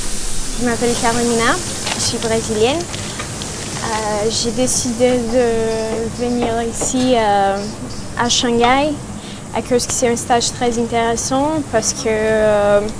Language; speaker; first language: French; non-native, fluent; Portuguese